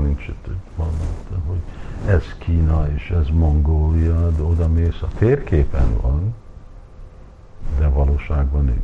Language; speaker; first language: Hungarian; early bilingual, heritage; Hungarian